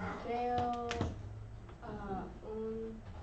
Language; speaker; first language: Spanish; non-native, learner; English